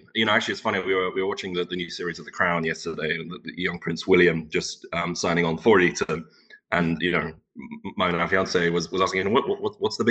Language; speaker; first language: English; non-native, local second language; Turkish